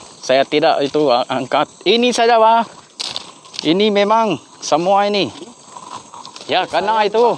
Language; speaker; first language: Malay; non-native, fluent; Filipino